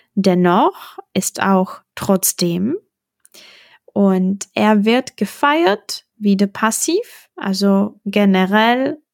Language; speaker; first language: German; non-native, fluent; Czech